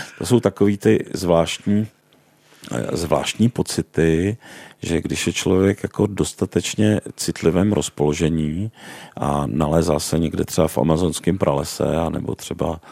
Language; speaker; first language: Czech; native; Czech